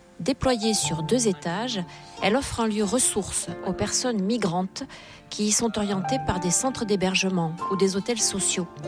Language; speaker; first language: French; native; French